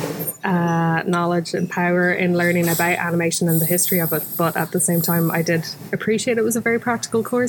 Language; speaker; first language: English; native; English